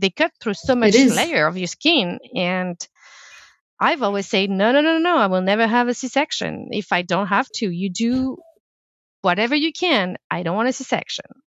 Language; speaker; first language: English; non-native, fluent; French